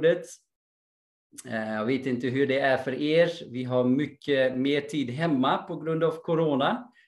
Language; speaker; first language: Swedish; non-native, fluent; English